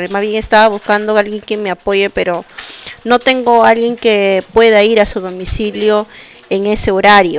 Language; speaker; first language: Spanish; native; Spanish